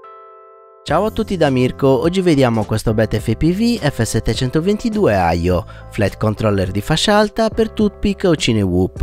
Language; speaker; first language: Italian; native; Italian